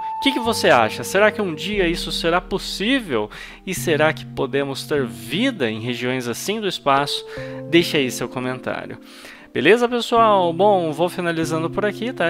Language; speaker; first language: Portuguese; native; Portuguese